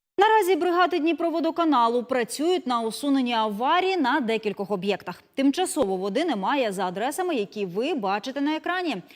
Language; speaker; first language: Ukrainian; native; Ukrainian